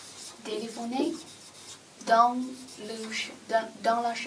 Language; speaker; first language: French; non-native, learner; Chinese